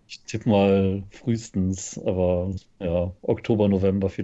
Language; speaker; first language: German; native; German